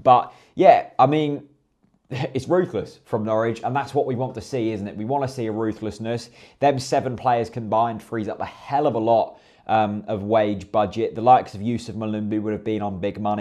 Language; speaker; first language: English; native; English